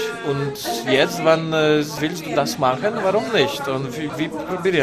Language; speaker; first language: German; non-native, learner; Polish